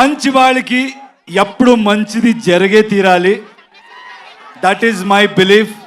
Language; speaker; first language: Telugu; non-native, learner; Kannada